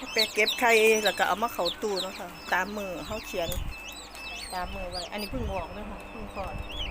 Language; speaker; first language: Thai; native; Thai